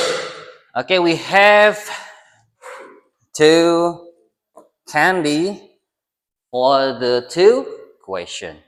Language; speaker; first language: English; non-native, learner; Indonesian